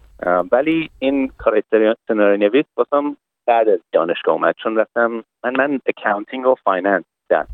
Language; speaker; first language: Persian; early bilingual, heritage; Persian